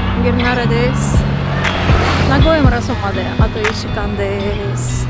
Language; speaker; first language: Japanese; non-native, learner; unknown